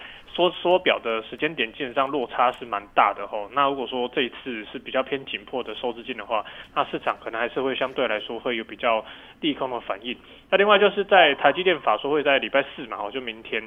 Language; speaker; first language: Chinese; native; Chinese